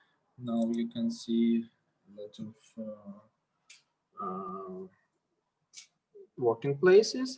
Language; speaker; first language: English; non-native, learner; Russian